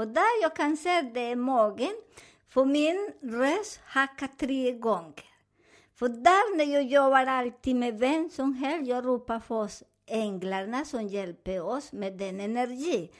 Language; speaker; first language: Swedish; non-native, fluent; Spanish